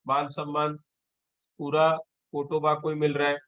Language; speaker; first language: Hindi; non-native, local second language; Marathi